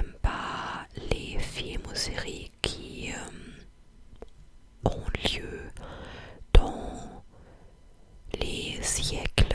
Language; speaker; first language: French; non-native, fluent; English